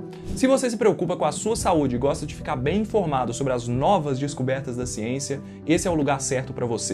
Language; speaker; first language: Portuguese; native; Portuguese